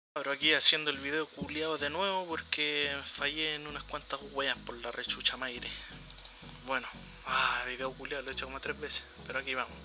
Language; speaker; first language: Spanish; native; Spanish